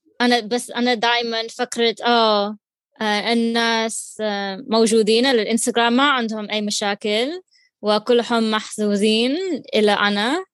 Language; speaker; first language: Arabic; non-native, learner; English